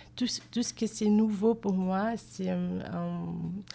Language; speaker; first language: French; non-native, fluent; Portuguese